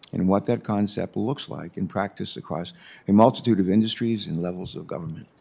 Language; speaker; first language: English; native; English